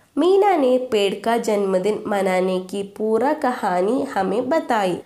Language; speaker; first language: Hindi; non-native, local second language; Malayalam